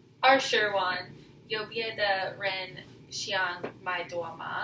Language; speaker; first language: Chinese; non-native, learner; English